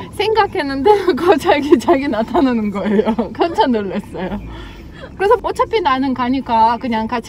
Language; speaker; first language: Korean; non-native, fluent; Russian